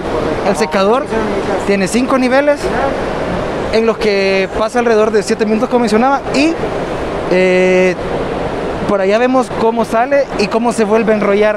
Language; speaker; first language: Spanish; native; Spanish